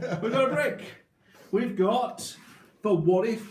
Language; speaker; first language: English; native; English